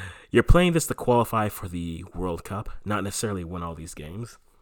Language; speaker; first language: English; early bilingual, other home language; French